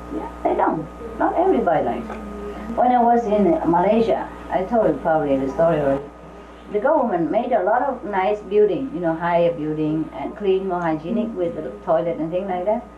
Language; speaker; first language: English; non-native, fluent; Vietnamese